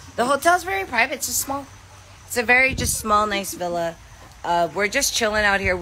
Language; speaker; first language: English; native; English